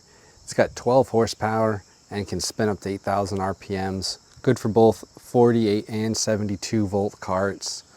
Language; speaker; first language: English; native; English